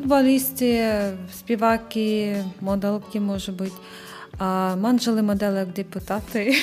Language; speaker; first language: Slovak; non-native, learner; Ukrainian